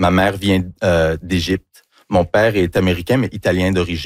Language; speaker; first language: French; early bilingual, other home language; English